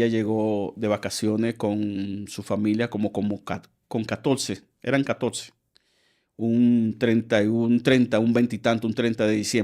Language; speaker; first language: Spanish; native; Spanish